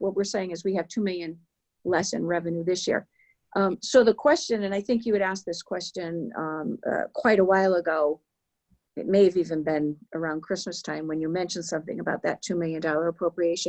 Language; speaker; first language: English; native; English